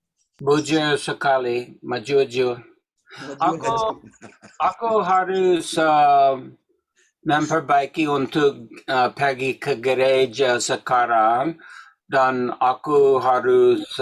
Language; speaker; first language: Indonesian; non-native, learner; English